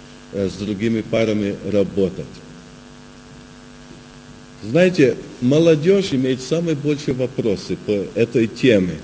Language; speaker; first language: Russian; early bilingual, heritage; Russian